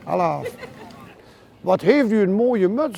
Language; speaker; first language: Dutch; native; Dutch